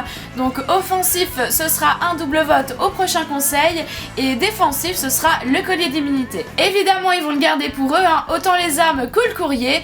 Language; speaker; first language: French; native; French